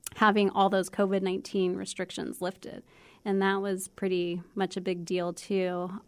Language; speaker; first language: English; native; English